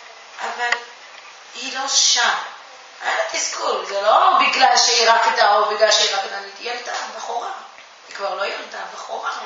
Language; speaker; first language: Hebrew; non-native, fluent; Japanese